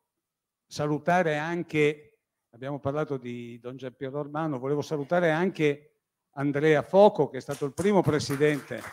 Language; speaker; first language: Italian; native; Italian